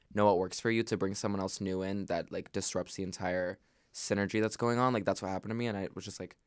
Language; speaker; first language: English; early bilingual, other home language; Spanish